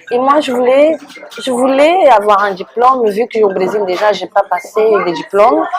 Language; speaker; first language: French; non-native, fluent; Portuguese